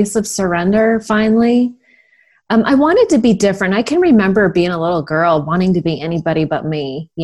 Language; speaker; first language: English; native; English